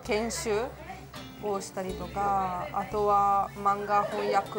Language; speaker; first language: Japanese; non-native, fluent; Italian